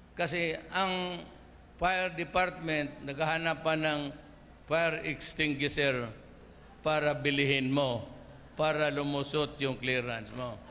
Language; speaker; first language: Filipino; non-native, local second language; Cebuano